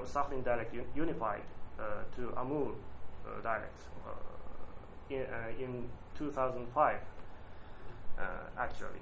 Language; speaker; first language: English; non-native, learner; Japanese